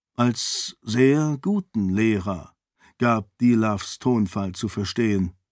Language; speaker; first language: German; native; German